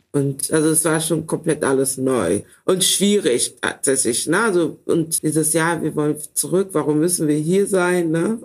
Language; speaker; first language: German; early bilingual, other home language; Ewe